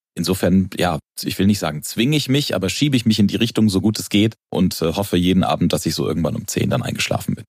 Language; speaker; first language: German; native; German